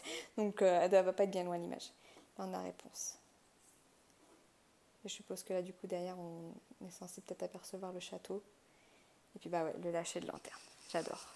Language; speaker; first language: French; native; French